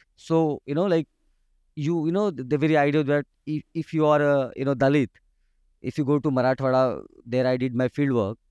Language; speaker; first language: English; non-native, local second language; Marathi